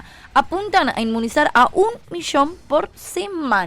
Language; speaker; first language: Spanish; native; Spanish